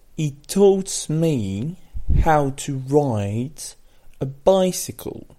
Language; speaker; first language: English; non-native, fluent; French